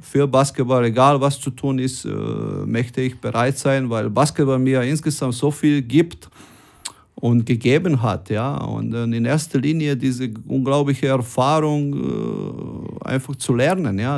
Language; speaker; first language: German; non-native, fluent; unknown